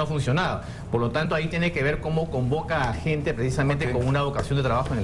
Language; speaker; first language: Spanish; native; Spanish